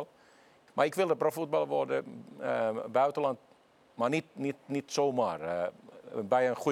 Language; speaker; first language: Dutch; non-native, fluent; Finnish